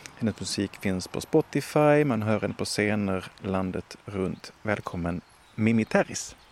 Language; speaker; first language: Swedish; native; Swedish